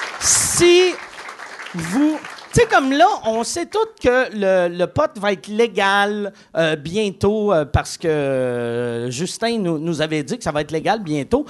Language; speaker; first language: French; native; French